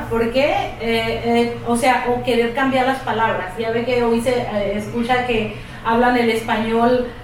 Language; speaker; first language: Spanish; native; Spanish